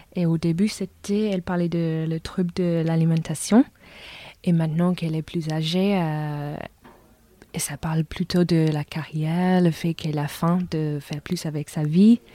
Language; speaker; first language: French; non-native, fluent; English